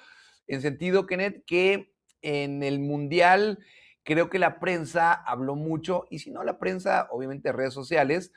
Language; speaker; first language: Spanish; native; Spanish